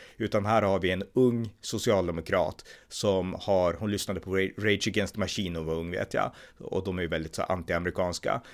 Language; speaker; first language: Swedish; native; Swedish